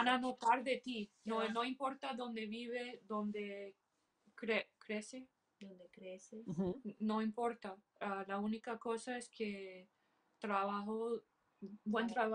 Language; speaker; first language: Spanish; early bilingual, heritage; English